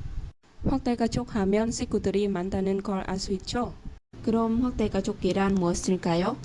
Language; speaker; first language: Korean; non-native, fluent; Vietnamese